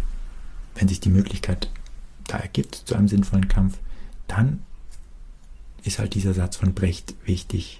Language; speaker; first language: German; native; German